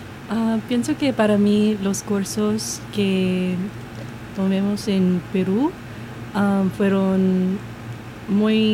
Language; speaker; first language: Spanish; non-native, learner; English